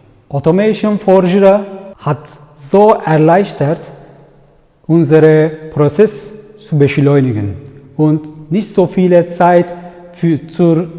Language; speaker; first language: German; non-native, fluent; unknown